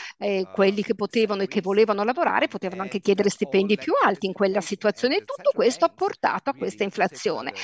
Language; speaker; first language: Italian; native; Italian